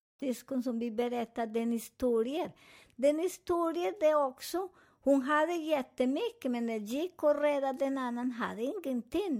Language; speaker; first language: Swedish; non-native, fluent; Spanish